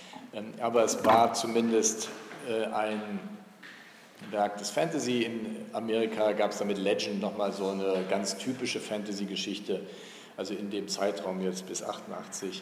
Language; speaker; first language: German; native; German